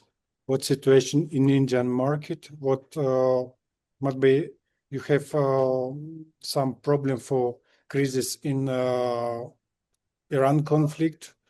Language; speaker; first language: English; non-native, learner; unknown